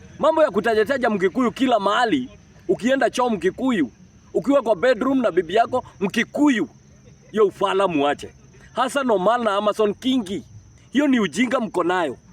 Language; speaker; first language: Swahili; non-native, local second language; Kikuyu